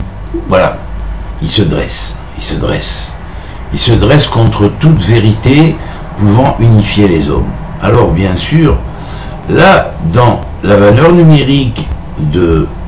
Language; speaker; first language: French; native; French